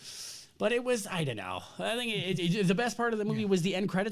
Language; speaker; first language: English; native; English